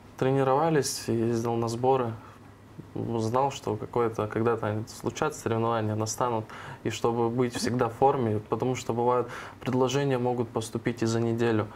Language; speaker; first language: Russian; native; Russian